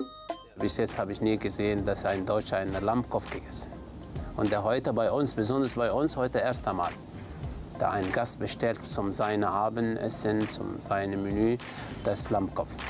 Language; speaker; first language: German; non-native, learner; Arabic